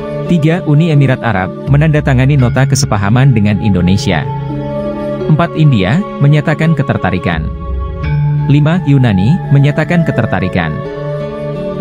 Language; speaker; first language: Indonesian; native; Indonesian